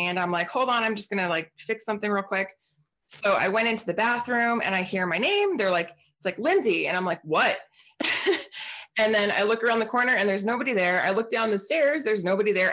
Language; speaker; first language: English; native; English